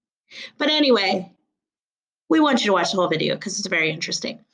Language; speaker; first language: English; native; English